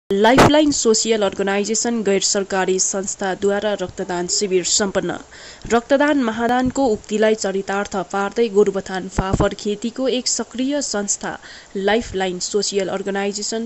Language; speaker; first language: Nepali; native; Nepali